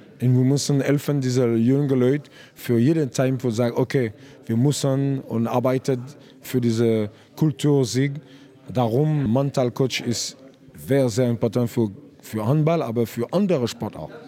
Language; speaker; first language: German; non-native, learner; French